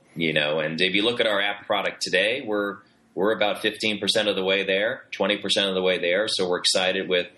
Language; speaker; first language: English; native; English